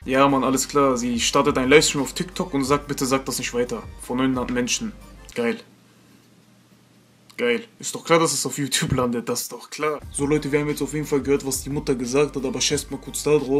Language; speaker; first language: German; native; German